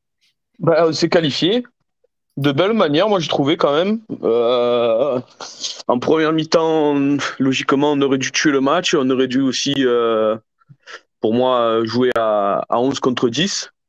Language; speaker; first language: French; native; French